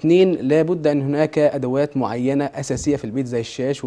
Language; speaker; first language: Arabic; native; Arabic